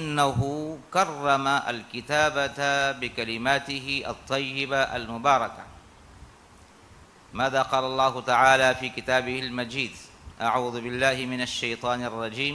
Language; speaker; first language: Arabic; non-native, fluent; Urdu